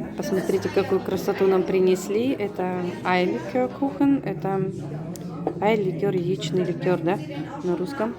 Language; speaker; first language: Russian; native; Russian